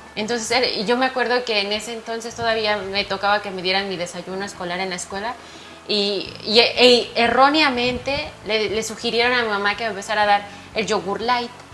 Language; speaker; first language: Spanish; native; Spanish